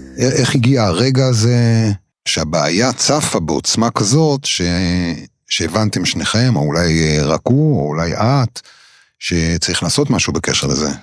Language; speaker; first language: Hebrew; native; Hebrew